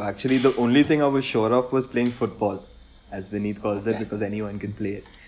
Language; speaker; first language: English; non-native, local second language; Hindi